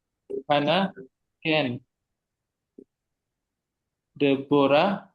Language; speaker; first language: Hebrew; non-native, learner; Indonesian